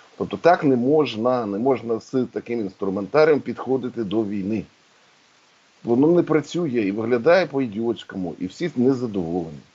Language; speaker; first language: Ukrainian; native; Ukrainian